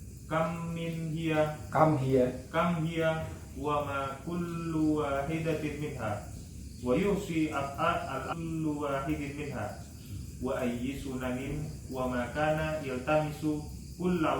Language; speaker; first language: Arabic; non-native, learner; Indonesian